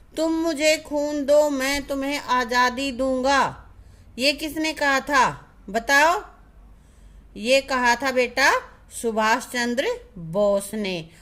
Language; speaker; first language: Hindi; native; Hindi